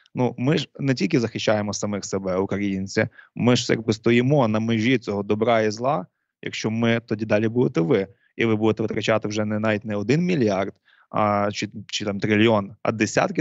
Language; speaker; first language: Ukrainian; native; Ukrainian